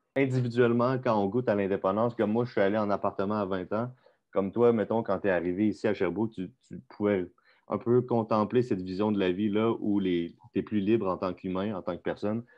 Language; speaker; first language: French; native; French